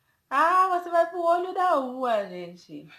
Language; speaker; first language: Portuguese; non-native, fluent; Haitian Creole